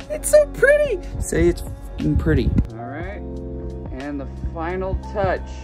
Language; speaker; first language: English; native; English